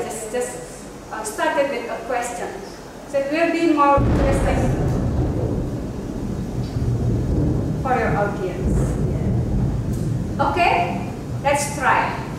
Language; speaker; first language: English; non-native, fluent; Indonesian